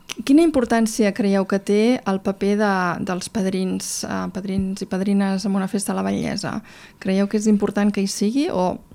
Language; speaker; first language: Catalan; native; Catalan